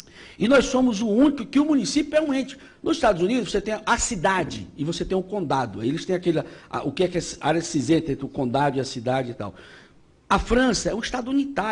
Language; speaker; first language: Portuguese; native; Portuguese